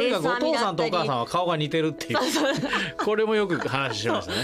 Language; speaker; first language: Japanese; native; Japanese